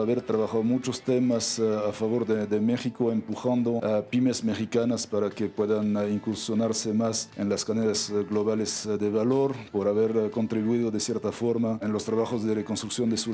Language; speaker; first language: Spanish; non-native, fluent; French